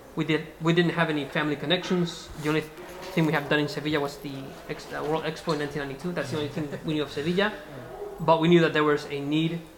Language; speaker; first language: English; non-native, fluent; Spanish